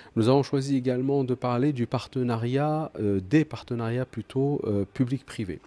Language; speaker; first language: French; early bilingual, other home language; Arabic